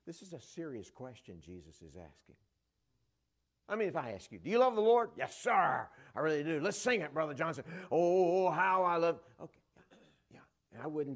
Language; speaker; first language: English; native; English